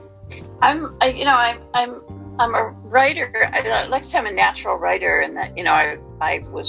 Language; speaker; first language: English; native; English